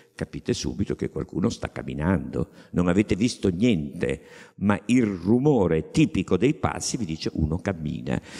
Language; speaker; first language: Italian; native; Italian